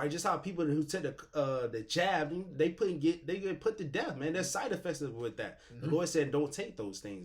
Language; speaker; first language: English; native; English